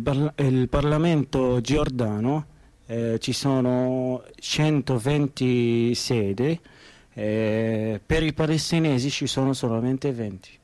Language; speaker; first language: Italian; non-native, learner; Arabic